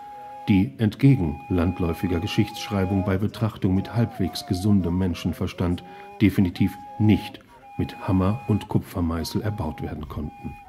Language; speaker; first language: German; native; German